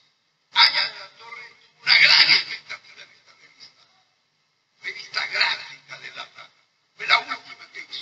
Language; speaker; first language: Spanish; native; Spanish